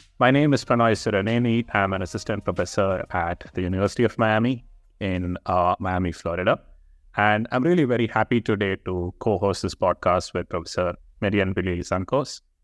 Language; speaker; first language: English; non-native, local second language; Telugu